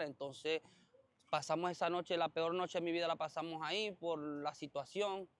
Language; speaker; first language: Spanish; native; Spanish